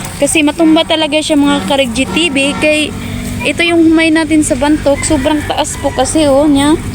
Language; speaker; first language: Filipino; non-native, local second language; Hiligaynon